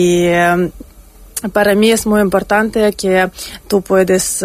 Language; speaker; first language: Spanish; non-native, learner; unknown